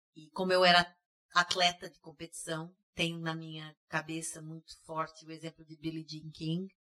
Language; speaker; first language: Portuguese; early bilingual, heritage; English